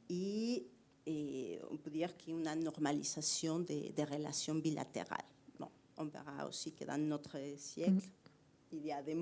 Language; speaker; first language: French; non-native, fluent; Spanish